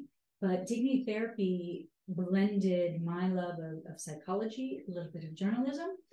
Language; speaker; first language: English; native; English